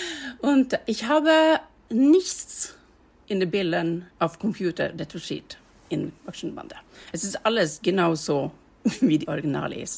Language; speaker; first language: German; non-native, fluent; Norwegian